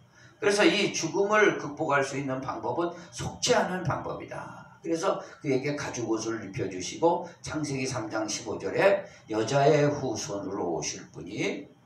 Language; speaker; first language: Korean; native; Korean